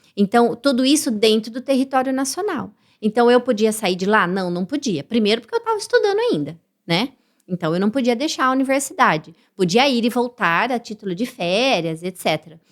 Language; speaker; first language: Portuguese; native; Portuguese